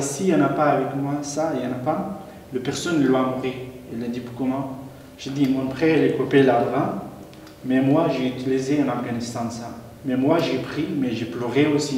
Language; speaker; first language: French; non-native, learner; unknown